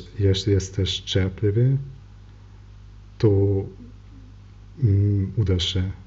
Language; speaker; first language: Polish; non-native, learner; Hungarian